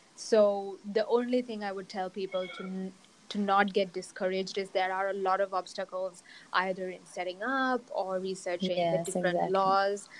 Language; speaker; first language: English; non-native, local second language; Sinhala